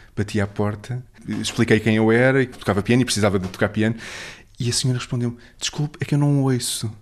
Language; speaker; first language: Portuguese; native; Portuguese